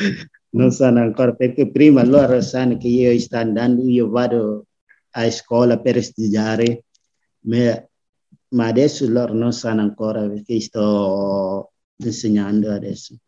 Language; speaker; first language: Italian; non-native, learner; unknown